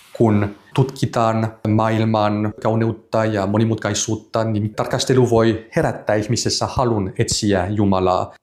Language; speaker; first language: Finnish; non-native, fluent; French